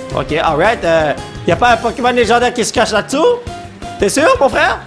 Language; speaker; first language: French; native; French